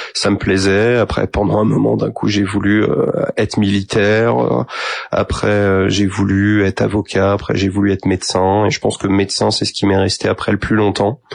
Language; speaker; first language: French; native; French